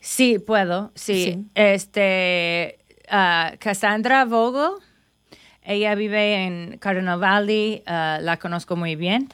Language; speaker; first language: Spanish; non-native, fluent; English